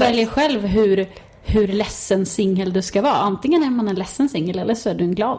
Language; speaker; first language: Swedish; native; Swedish